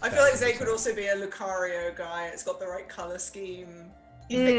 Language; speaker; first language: English; native; English